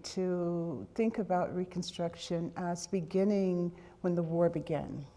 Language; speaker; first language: English; native; English